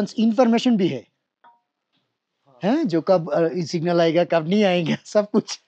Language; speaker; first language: Hindi; non-native, fluent; Bangla